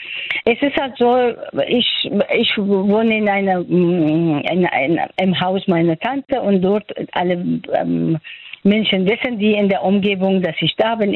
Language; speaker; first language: German; non-native, fluent; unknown